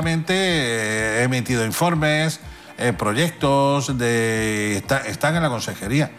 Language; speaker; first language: Spanish; native; Spanish